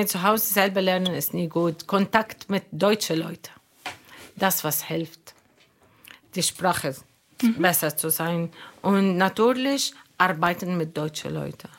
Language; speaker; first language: German; non-native, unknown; Arabic